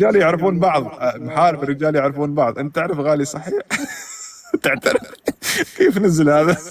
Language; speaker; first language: Arabic; native; Arabic